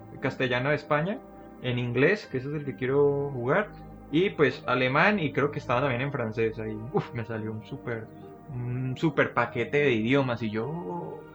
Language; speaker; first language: Spanish; native; Spanish